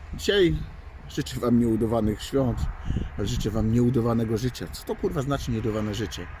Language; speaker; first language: Polish; native; Polish